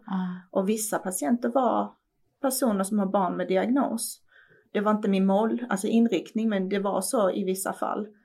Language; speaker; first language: Swedish; early bilingual, other home language; Persian